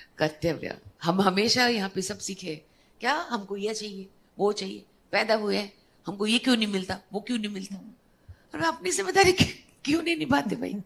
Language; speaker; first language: Hindi; non-native, local second language; Bangla